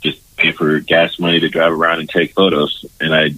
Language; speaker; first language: English; native; English